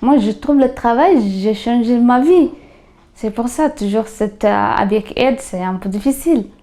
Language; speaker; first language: French; non-native, learner; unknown